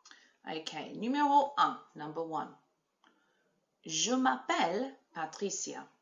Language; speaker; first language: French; non-native, fluent; English